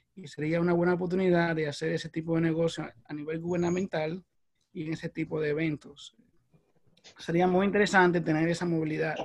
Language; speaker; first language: Spanish; native; Spanish